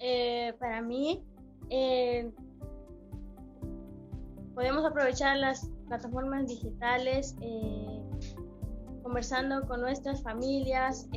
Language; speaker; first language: Spanish; non-native, local second language; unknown